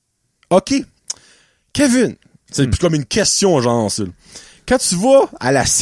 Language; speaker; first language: French; native; French